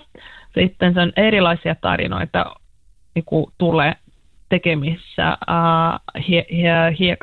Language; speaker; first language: Finnish; non-native, learner; Russian